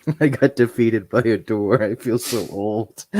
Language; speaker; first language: English; native; English